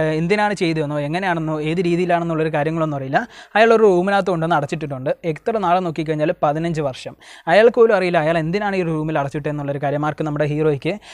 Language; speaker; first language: Malayalam; native; Malayalam